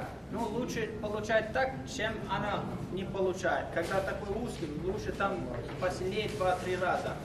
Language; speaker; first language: Russian; non-native, learner; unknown